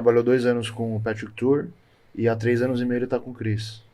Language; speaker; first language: Portuguese; native; Portuguese